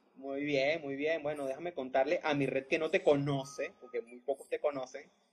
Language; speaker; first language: Spanish; native; Spanish